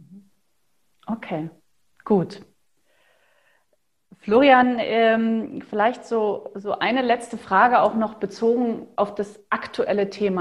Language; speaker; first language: German; native; German